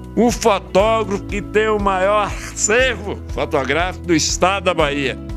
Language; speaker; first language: Portuguese; early bilingual, other home language; Italian